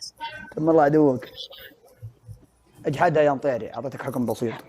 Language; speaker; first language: Arabic; native; Arabic